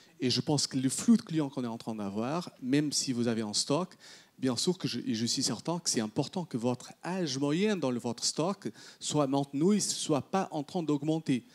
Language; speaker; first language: French; non-native, fluent; Portuguese